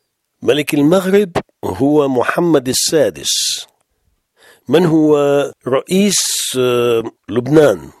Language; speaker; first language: Arabic; non-native, fluent; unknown